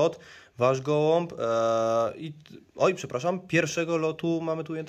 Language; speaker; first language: Polish; native; Polish